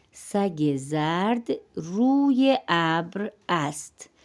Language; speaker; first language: Persian; non-native, fluent; Urdu